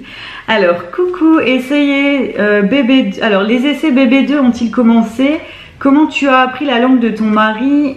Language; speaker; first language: French; native; French